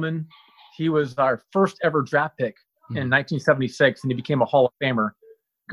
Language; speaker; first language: English; native; English